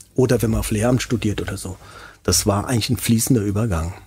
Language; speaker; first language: German; native; German